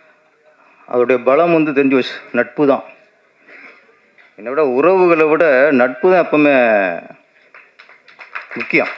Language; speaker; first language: Tamil; native; Tamil